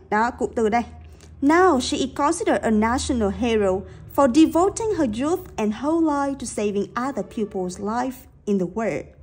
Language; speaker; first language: English; non-native, fluent; Vietnamese